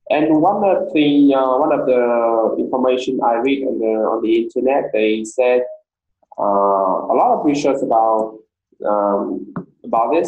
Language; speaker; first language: English; non-native, learner; Vietnamese